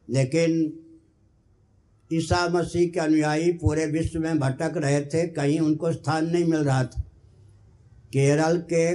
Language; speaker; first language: Hindi; non-native, local second language; Maithili